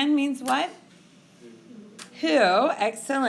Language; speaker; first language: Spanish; non-native, fluent; English